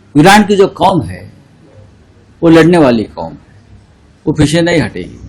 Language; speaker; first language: Hindi; non-native, local second language; Marathi